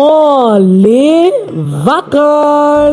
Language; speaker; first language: French; non-native, fluent; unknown